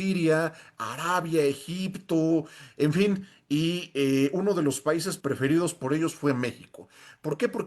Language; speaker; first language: Spanish; native; Spanish